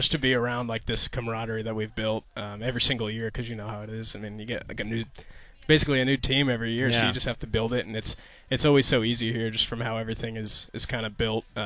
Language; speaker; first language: English; native; English